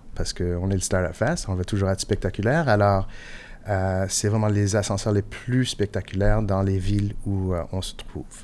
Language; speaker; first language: French; non-native, fluent; English